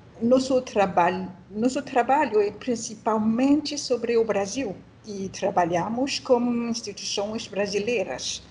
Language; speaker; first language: Portuguese; non-native, learner; French